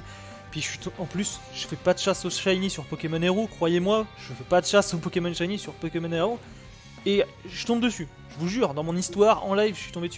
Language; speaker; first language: French; native; French